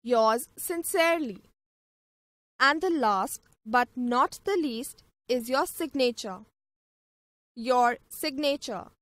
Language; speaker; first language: English; non-native, local second language; Punjabi